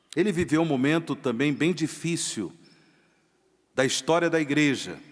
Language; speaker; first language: Portuguese; native; Portuguese